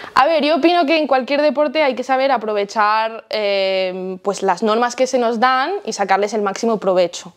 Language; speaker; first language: Spanish; early bilingual, heritage; Spanish